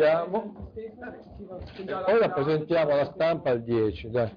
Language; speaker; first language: Italian; native; Italian